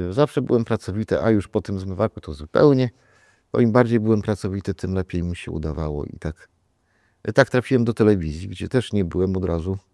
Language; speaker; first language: Polish; native; Polish